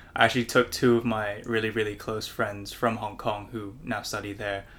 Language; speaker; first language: English; non-native, local second language; Cantonese